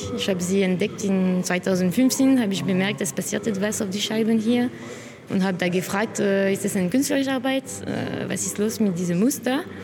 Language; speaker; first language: German; non-native, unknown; French